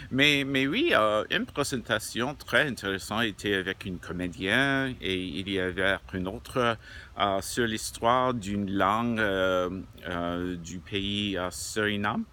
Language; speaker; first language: French; non-native, learner; English